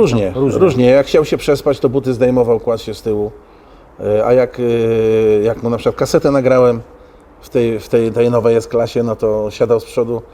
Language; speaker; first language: Polish; native; Polish